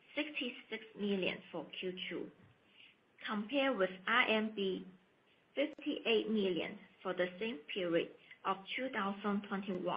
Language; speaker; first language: English; non-native, fluent; Chinese